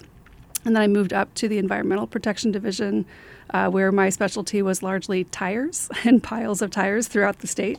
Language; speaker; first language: English; native; English